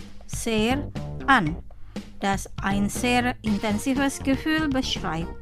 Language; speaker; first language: German; non-native, fluent; Indonesian